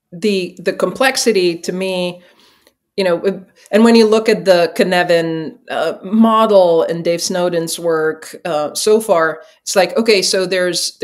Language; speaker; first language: English; non-native, fluent; Czech